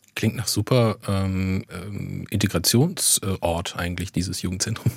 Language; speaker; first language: German; native; German